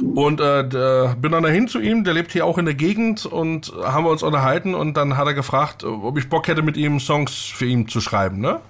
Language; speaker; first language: German; native; German